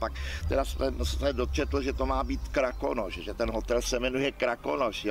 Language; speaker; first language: Czech; native; Czech